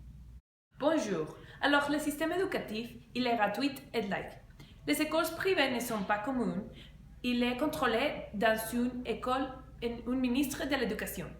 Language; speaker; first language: French; non-native, learner; Spanish